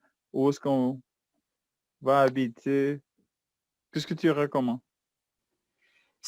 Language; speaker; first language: French; non-native, fluent; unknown